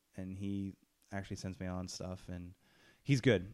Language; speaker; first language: English; native; English